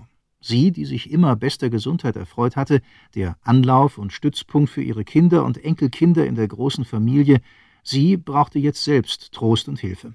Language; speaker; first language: German; native; German